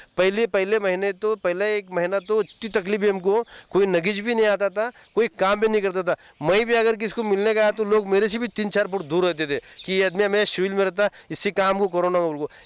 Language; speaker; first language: Hindi; non-native, local second language; Urdu